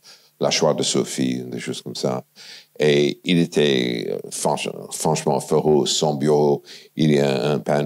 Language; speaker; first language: French; non-native, fluent; English